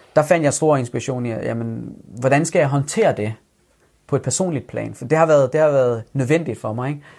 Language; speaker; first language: Danish; early bilingual, other home language; Persian